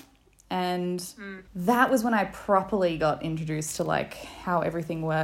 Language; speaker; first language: English; native; English